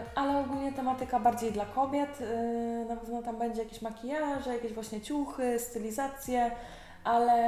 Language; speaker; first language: Polish; native; Polish